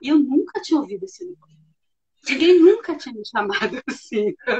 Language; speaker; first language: Portuguese; native; Portuguese